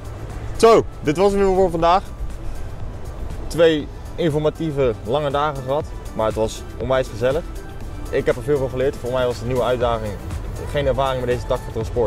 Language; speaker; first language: Dutch; native; Dutch